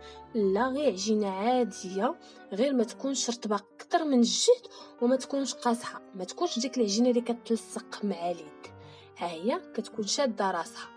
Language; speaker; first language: Arabic; native; Arabic